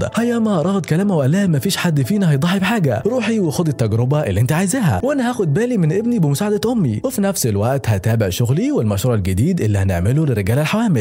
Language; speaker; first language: Arabic; native; Arabic